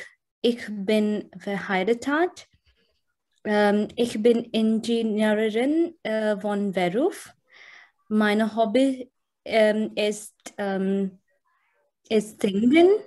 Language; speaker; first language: German; non-native, learner; Odia